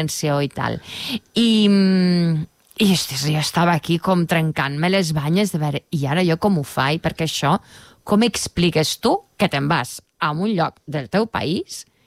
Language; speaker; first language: Catalan; native; Catalan